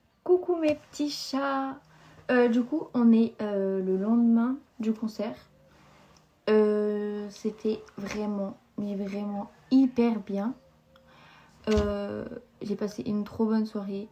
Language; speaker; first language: French; native; French